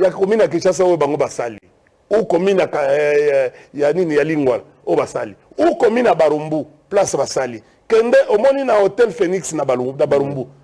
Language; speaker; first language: French; non-native, local second language; Lingala